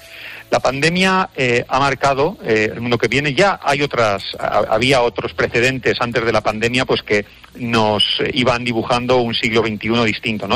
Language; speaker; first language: Spanish; native; Spanish